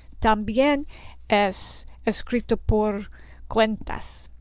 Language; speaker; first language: Spanish; non-native, learner; English